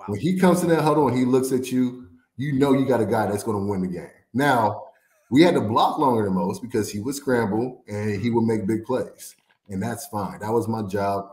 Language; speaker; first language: English; native; English